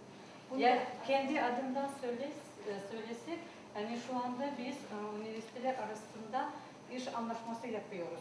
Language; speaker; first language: Turkish; non-native, fluent; Chuvash